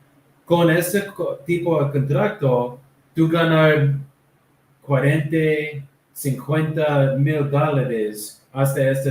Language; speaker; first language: Spanish; non-native, learner; English